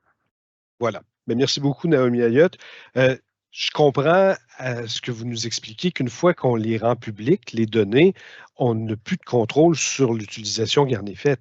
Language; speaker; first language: French; native; French